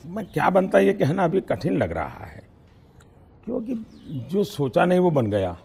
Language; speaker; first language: Hindi; non-native, local second language; Gujarati